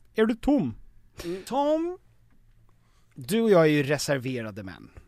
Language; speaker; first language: Swedish; native; Swedish